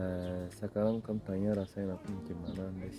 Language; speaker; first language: Indonesian; non-native, learner; Turkish